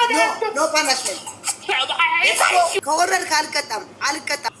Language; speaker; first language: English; non-native, learner; Amharic